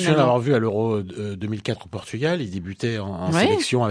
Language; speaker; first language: French; native; French